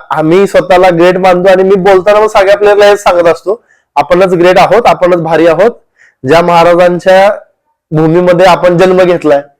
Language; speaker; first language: Marathi; native; Marathi